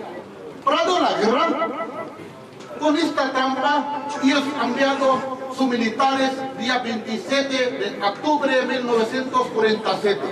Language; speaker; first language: Spanish; non-native, learner; Urdu